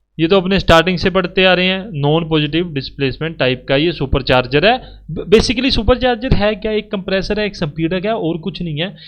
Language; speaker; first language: Hindi; native; Hindi